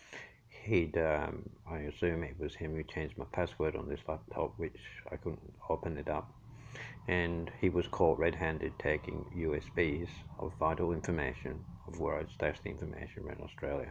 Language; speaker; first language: English; native; English